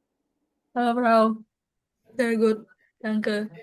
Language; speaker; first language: German; non-native, learner; Indonesian